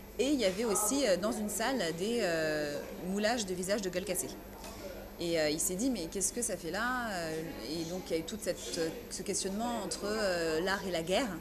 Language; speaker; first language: French; early bilingual, other home language; Persian